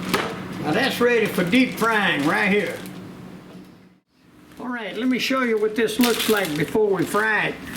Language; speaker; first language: English; native; English